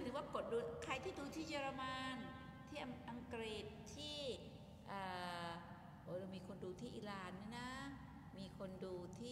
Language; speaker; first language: Thai; native; Thai